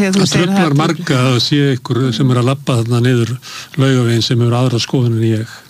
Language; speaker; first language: Icelandic; native; Icelandic